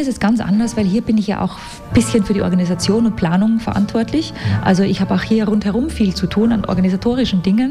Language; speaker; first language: German; native; German